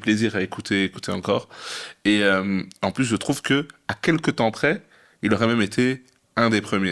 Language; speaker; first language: French; native; French